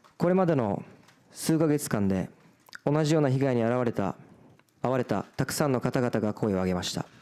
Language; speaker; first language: Japanese; early bilingual, other home language; Portuguese